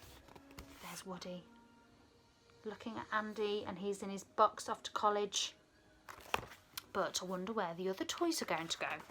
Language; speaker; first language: English; native; English